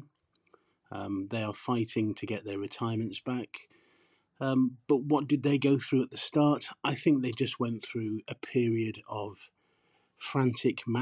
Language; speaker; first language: English; native; English